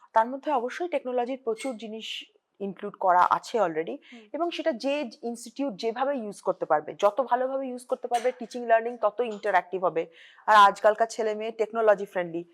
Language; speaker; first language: Bangla; native; Bangla